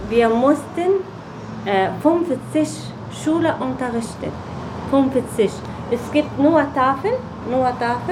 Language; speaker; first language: German; non-native, learner; Arabic